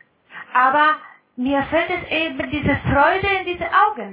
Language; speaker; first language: German; non-native, fluent; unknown